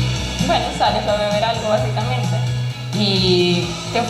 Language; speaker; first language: Spanish; native; Spanish